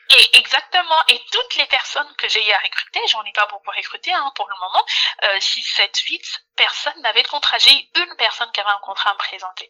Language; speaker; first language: French; non-native, local second language; Lingala